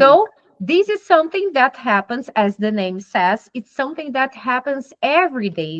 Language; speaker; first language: English; non-native, fluent; Portuguese